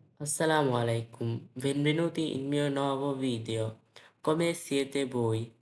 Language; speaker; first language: Italian; non-native, learner; Bangla